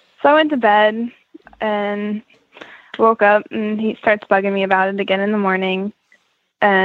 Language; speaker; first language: English; native; English